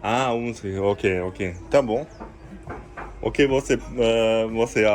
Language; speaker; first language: Portuguese; non-native, learner; German